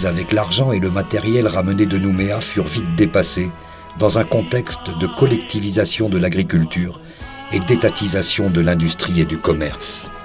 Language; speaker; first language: French; native; French